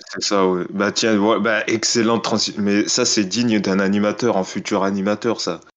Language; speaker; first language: French; native; French